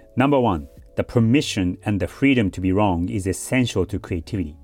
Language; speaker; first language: English; early bilingual, other home language; Japanese